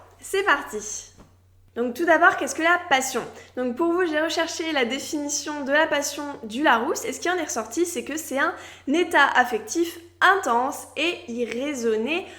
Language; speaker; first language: French; native; French